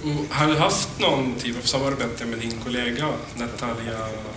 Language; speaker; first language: Swedish; non-native, fluent; Arabic